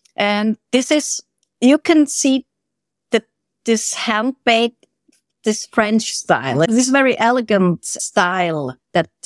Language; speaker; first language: English; non-native, fluent; German